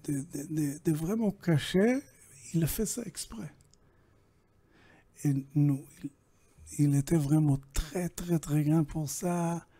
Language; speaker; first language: French; non-native, learner; Hebrew